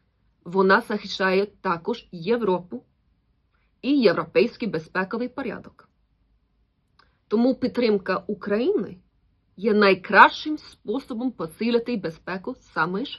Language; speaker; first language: Ukrainian; non-native, fluent; Swedish